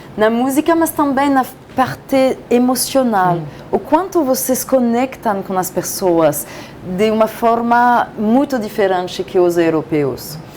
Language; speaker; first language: Portuguese; non-native, fluent; French